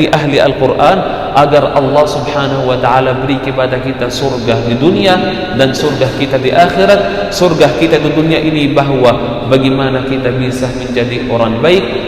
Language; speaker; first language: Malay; non-native, fluent; Arabic